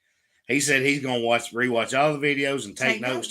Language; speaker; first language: English; native; English